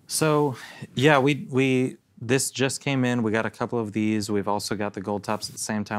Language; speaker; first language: English; native; English